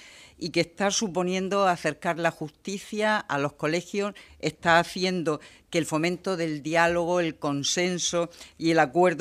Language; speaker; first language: Spanish; native; Spanish